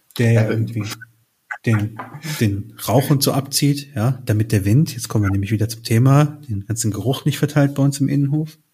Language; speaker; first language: German; early bilingual, other home language; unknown